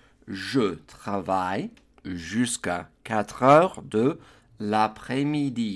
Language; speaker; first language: French; non-native, fluent; English